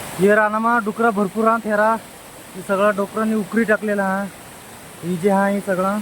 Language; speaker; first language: Marathi; non-native, local second language; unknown